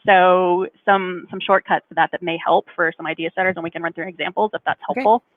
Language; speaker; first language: English; native; English